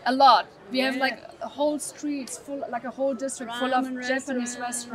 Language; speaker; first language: English; non-native, fluent; German